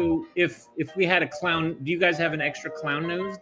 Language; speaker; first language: English; native; English